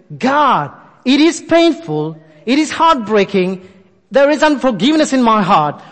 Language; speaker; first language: English; non-native, local second language; Malayalam